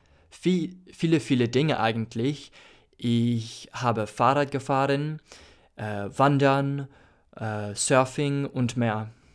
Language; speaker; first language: German; non-native, learner; English